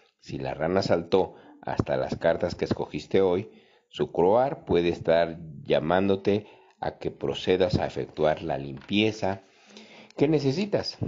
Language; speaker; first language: Spanish; native; Spanish